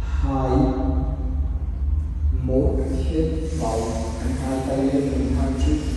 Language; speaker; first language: Vietnamese; non-native, learner; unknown